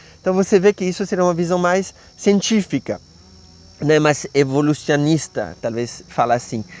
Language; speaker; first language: Portuguese; non-native, fluent; French